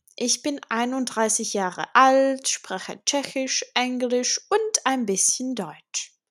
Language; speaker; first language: German; non-native, fluent; Czech